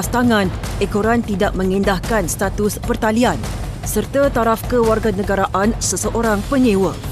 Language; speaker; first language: Malay; native; Malay